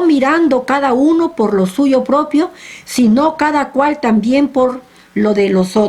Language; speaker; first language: Spanish; native; Spanish